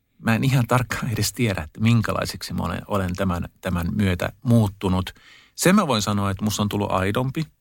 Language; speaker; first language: Finnish; early bilingual, heritage; Finnish